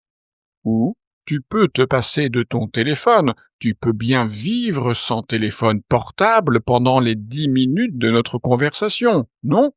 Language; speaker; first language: French; native; French